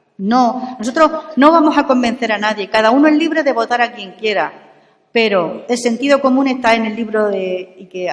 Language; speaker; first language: Spanish; native; Spanish